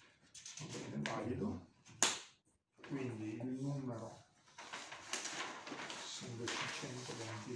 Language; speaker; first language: Italian; native; Italian